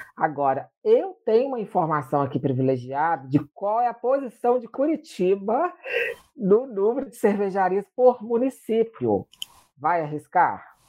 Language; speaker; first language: Portuguese; native; Portuguese